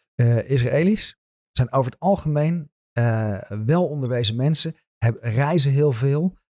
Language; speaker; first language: Dutch; native; Dutch